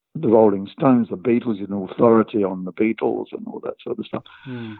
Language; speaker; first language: English; native; English